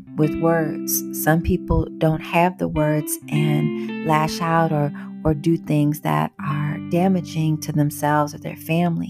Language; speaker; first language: English; native; English